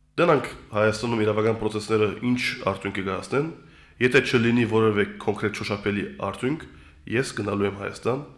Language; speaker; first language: Armenian; early bilingual, heritage; Armenian